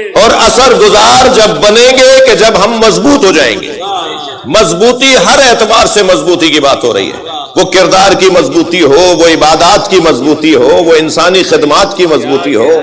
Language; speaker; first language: Urdu; native; Urdu